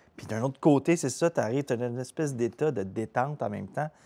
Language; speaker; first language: French; native; French